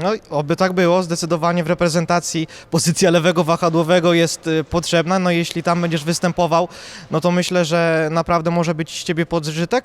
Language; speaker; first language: Polish; native; Polish